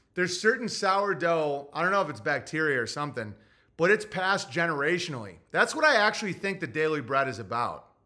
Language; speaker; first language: English; native; English